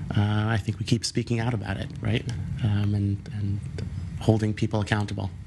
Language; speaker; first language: English; native; English